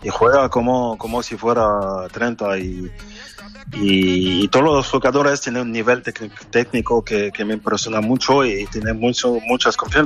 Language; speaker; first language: Spanish; non-native, fluent; French